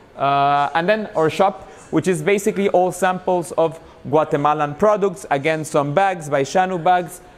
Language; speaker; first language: English; non-native, fluent; Spanish